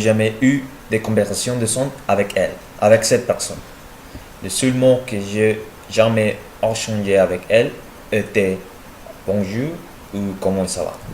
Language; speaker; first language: French; non-native, learner; Spanish